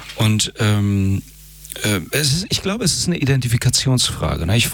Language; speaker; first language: German; early bilingual, other home language; Persian